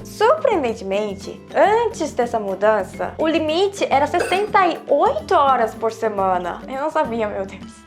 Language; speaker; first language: Portuguese; non-native, fluent; Korean